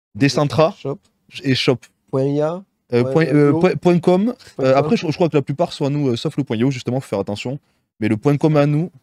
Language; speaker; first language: French; native; French